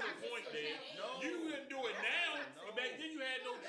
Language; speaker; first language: English; native; English